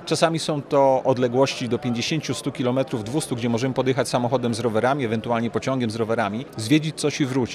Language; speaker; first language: Polish; native; Polish